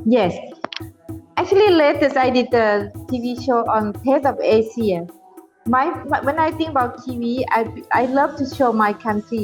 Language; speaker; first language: English; non-native, fluent; Thai